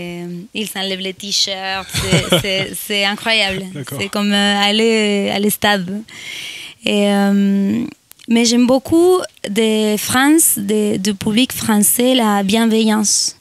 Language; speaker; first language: French; non-native, fluent; Spanish